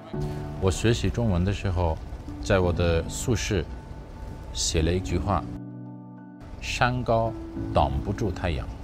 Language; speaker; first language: Chinese; non-native, fluent; Khmer